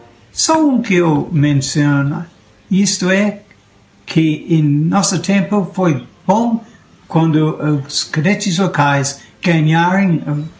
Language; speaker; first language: Portuguese; non-native, fluent; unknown